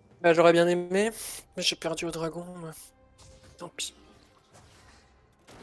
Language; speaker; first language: French; native; French